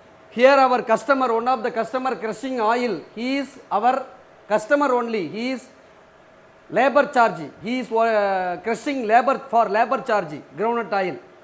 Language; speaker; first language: English; non-native, local second language; Tamil